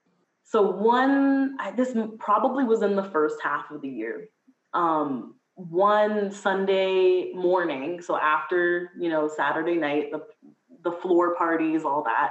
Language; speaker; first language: English; native; English